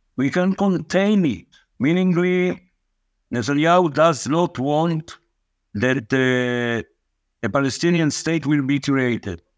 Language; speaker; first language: English; non-native, fluent; Hebrew